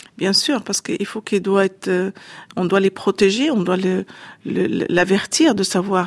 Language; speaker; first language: French; non-native, fluent; Arabic